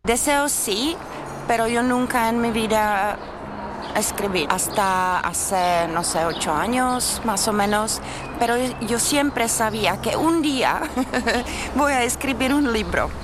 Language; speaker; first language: Spanish; non-native, learner; Czech